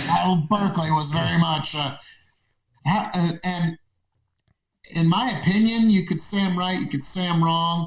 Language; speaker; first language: English; native; English